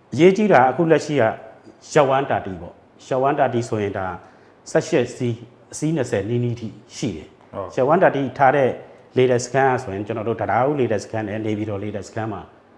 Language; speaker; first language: Burmese; native; Burmese